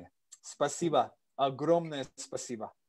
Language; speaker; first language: Russian; non-native, learner; English